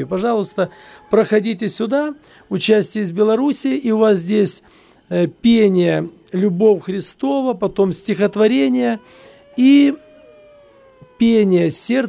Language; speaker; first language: Russian; native; Russian